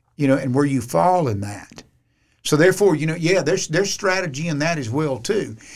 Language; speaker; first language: English; native; English